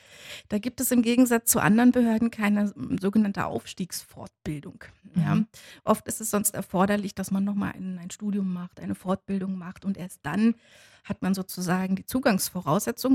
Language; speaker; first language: German; native; German